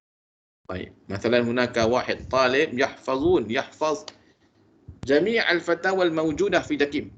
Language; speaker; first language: Arabic; non-native, fluent; Malay